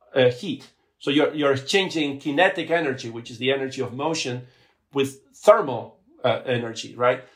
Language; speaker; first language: English; non-native, fluent; Spanish